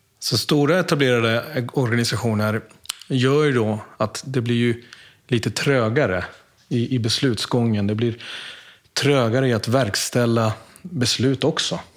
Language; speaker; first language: Swedish; early bilingual, other home language; Spanish